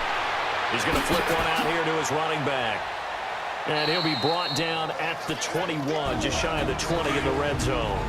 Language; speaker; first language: English; native; English